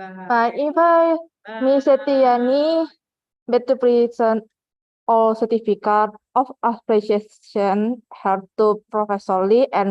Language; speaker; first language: English; non-native, fluent; Indonesian